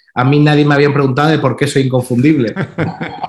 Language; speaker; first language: Spanish; native; Spanish